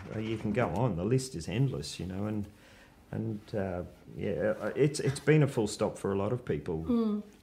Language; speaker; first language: English; native; English